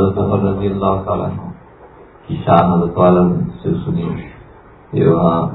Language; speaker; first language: Urdu; native; Urdu